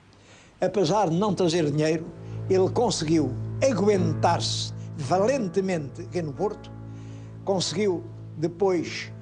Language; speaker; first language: Portuguese; native; Portuguese